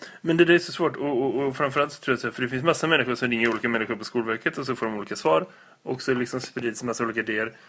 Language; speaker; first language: Swedish; native; Swedish